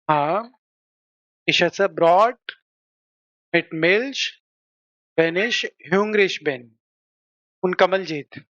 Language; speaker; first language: German; non-native, fluent; Hindi